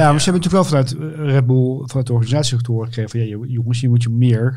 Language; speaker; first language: Dutch; native; Dutch